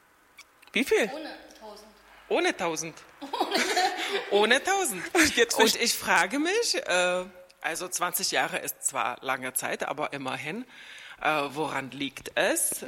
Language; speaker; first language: German; non-native, fluent; Czech